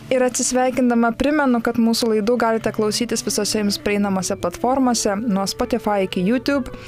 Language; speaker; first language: Lithuanian; native; Lithuanian